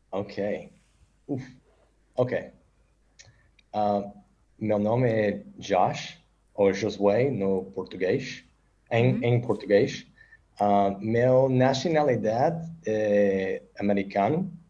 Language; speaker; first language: Portuguese; non-native, learner; English